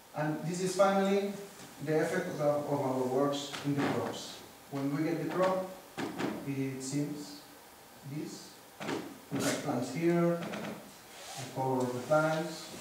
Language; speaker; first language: English; non-native, fluent; Spanish